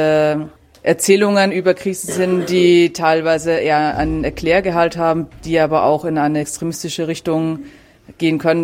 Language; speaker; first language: German; native; German